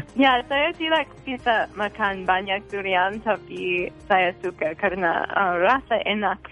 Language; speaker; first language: Indonesian; non-native, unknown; English